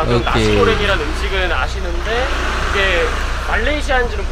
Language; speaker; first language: Korean; native; Korean